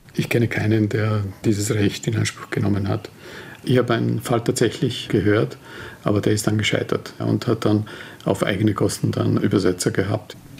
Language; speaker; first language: German; non-native, fluent; Slovak